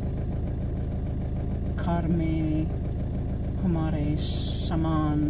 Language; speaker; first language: Hindi; non-native, learner; English